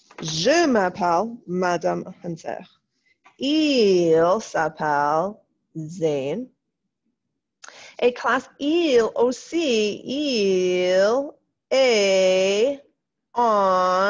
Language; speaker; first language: French; non-native, fluent; English